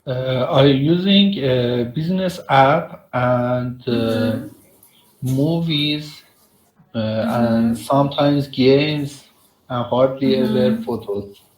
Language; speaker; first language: English; non-native, learner; Persian